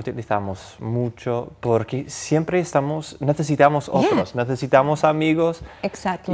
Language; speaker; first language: Spanish; non-native, fluent; English